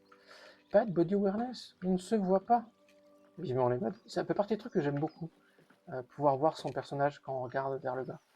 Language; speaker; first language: French; native; French